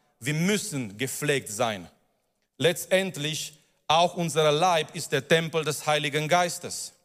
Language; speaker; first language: German; non-native, fluent; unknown